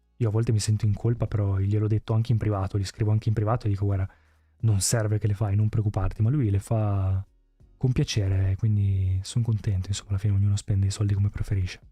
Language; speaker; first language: Italian; native; Italian